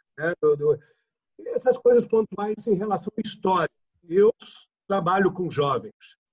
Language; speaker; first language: Portuguese; non-native, fluent; English